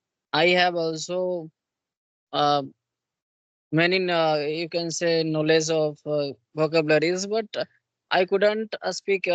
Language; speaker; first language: English; non-native, local second language; Hindi